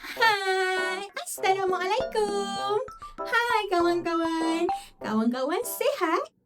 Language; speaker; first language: Malay; native; Malay